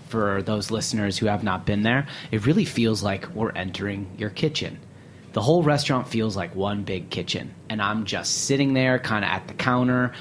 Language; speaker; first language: English; native; English